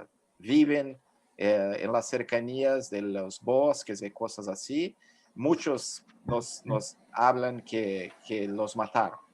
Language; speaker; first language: Spanish; non-native, fluent; Portuguese